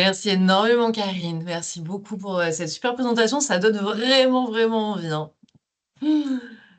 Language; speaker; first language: French; native; French